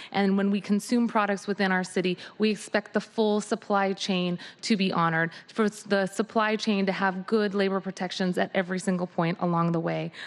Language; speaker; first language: English; native; English